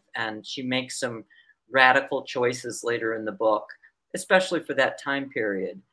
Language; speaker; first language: English; native; English